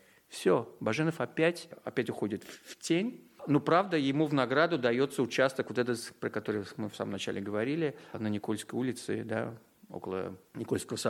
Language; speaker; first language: Russian; native; Russian